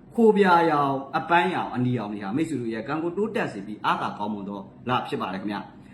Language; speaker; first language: Burmese; native; Burmese